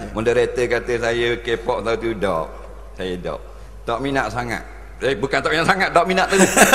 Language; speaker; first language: Malay; native; Malay